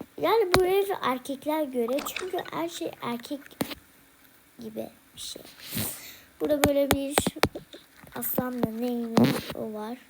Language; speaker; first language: Turkish; early bilingual, heritage; Turkish